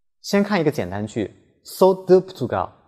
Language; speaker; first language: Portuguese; non-native, fluent; Chinese